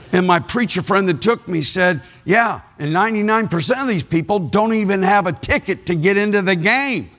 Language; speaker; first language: English; native; English